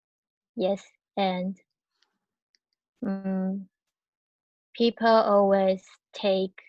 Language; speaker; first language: English; non-native, learner; Chinese